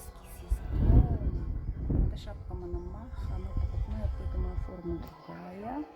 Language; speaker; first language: Russian; non-native, local second language; Yakut